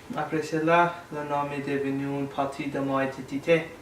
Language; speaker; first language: French; non-native, learner; English